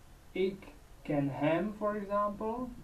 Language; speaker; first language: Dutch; non-native, learner; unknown